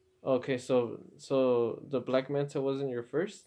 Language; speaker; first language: English; early bilingual, other home language; Spanish